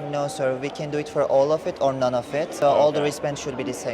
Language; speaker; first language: English; non-native, fluent; Turkish